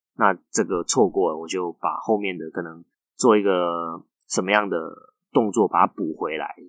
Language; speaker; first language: Chinese; non-native, fluent; Cantonese